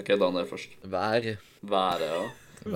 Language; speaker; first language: Norwegian; native; Norwegian